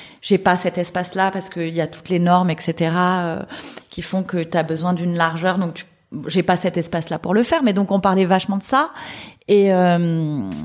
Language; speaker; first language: French; native; French